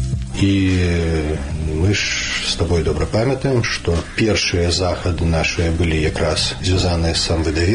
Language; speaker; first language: Belarusian; native; Belarusian